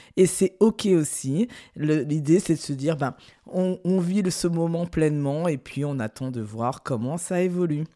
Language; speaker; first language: French; native; French